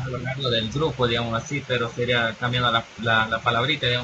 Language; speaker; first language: Spanish; native; Spanish